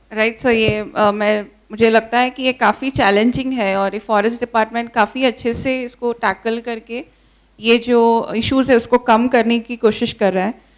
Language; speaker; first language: Hindi; non-native, local second language; Marathi